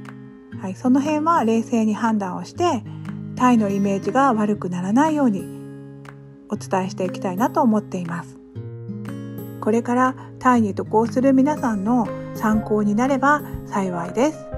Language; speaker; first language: Japanese; native; Japanese